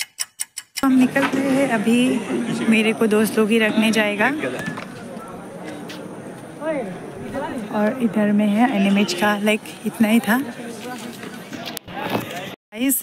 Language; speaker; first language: Hindi; non-native, local second language; Assamese